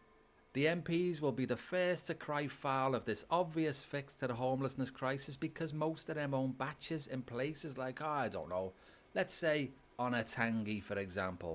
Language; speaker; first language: English; native; English